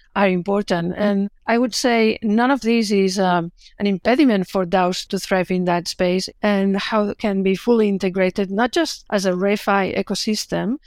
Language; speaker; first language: English; non-native, fluent; Catalan